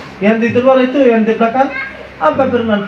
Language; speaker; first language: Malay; non-native, fluent; Arabic